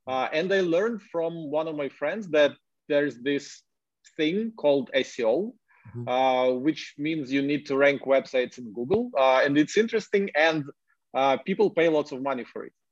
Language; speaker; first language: English; non-native, fluent; Ukrainian